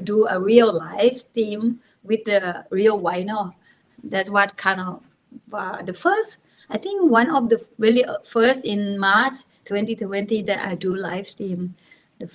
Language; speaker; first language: English; non-native, learner; Thai